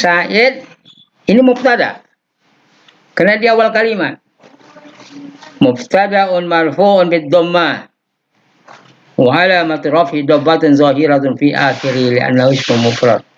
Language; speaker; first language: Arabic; non-native, fluent; Indonesian